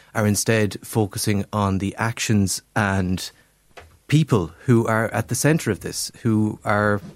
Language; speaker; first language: English; native; English